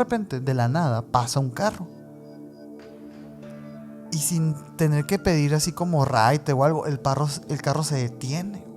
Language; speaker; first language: Spanish; native; Spanish